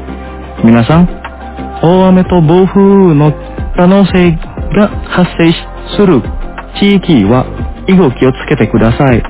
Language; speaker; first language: Japanese; non-native, fluent; Indonesian